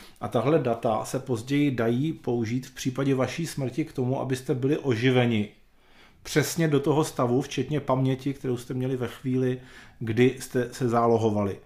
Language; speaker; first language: Czech; native; Czech